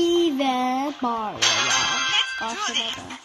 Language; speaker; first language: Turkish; non-native, learner; Azerbaijani